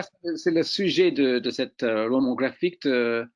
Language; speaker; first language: French; non-native, fluent; English